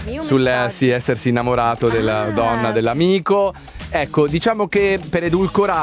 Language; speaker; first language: Italian; native; Italian